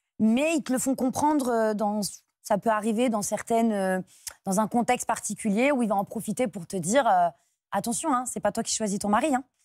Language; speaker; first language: French; native; French